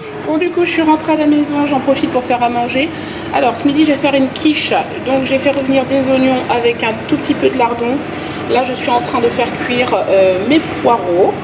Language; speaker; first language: French; native; French